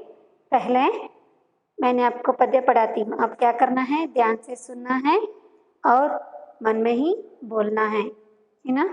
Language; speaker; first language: Hindi; non-native, local second language; Kannada